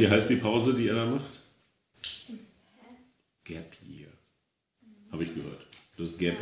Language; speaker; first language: German; native; German